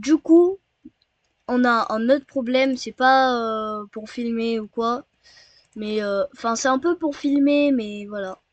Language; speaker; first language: French; native; French